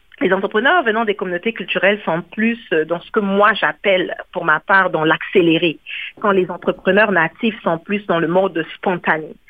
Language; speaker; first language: French; non-native, local second language; Kongo